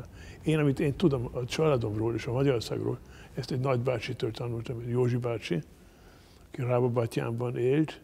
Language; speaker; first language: Hungarian; non-native, learner; German